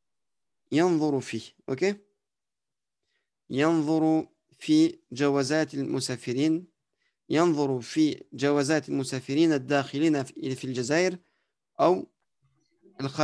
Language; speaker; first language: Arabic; non-native, fluent; French